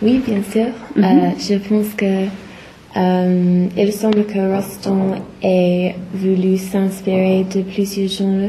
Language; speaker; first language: French; non-native, learner; English